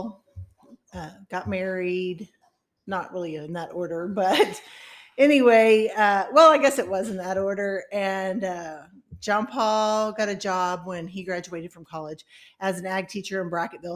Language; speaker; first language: English; native; English